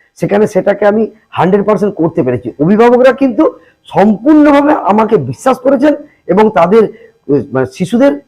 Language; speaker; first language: Bangla; native; Bangla